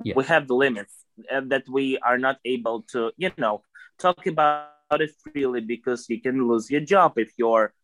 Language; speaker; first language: English; non-native, fluent; Russian